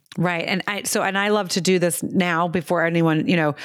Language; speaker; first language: English; native; English